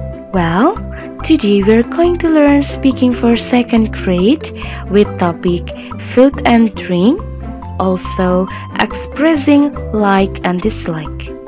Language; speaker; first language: English; non-native, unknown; Indonesian